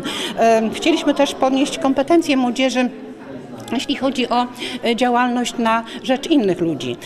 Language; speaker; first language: Polish; native; Polish